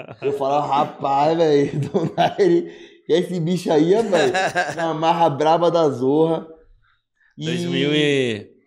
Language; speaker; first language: Portuguese; native; Portuguese